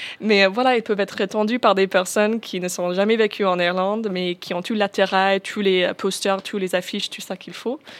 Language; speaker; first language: French; non-native, fluent; English